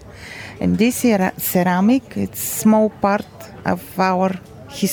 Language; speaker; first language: English; non-native, learner; Bulgarian